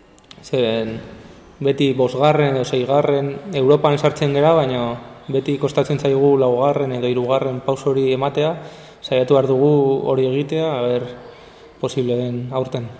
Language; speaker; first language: Basque; non-native, local second language; Spanish